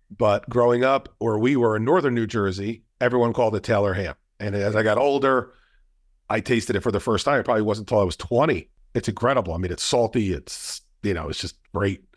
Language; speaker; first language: English; native; English